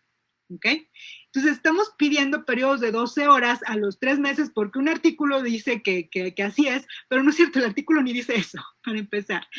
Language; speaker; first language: Spanish; native; Spanish